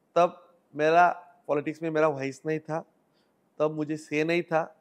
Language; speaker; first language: Hindi; non-native, local second language; Marathi